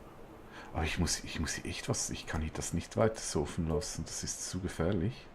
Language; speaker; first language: German; native; German